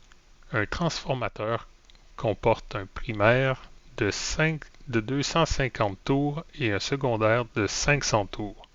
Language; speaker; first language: French; native; French